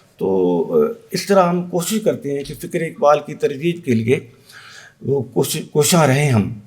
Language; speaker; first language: Urdu; non-native, local second language; Punjabi